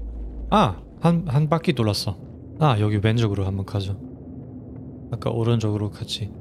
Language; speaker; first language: Korean; non-native, fluent; German